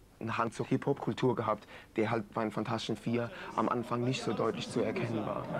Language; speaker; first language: German; native; German